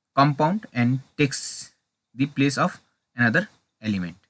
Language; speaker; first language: English; non-native, local second language; Nepali